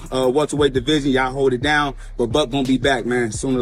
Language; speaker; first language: English; native; English